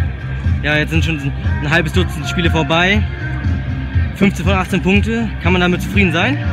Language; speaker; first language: German; native; German